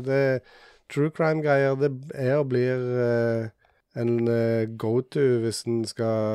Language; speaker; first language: Norwegian; native; Norwegian